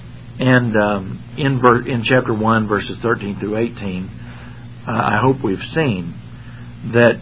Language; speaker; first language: English; native; English